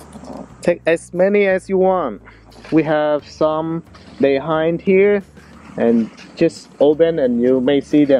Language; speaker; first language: English; non-native, fluent; Vietnamese